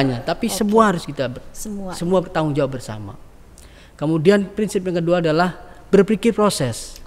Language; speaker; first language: Indonesian; native; Indonesian